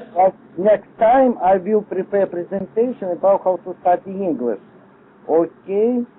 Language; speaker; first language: English; non-native, learner; Lithuanian